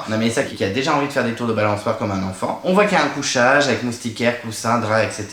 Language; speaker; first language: French; native; French